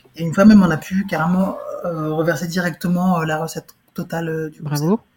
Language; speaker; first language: French; early bilingual, other home language; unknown